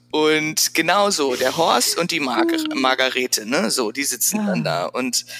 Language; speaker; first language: German; native; German